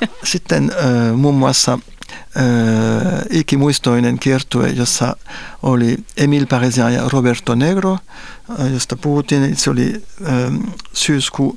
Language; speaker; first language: Finnish; non-native, fluent; French